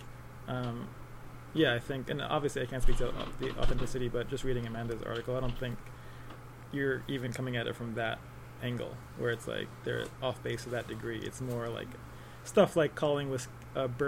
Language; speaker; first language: English; native; English